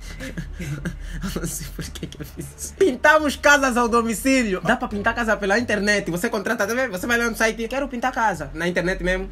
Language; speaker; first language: Portuguese; native; Portuguese